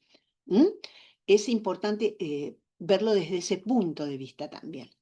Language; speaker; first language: Spanish; native; Spanish